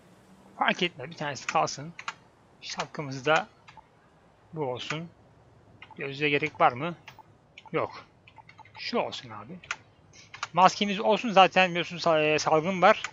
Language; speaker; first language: Turkish; native; Turkish